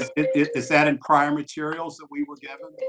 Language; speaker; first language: English; native; English